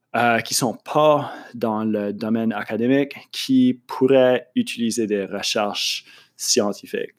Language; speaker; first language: French; native; French